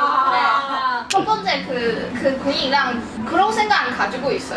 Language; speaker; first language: Korean; non-native, fluent; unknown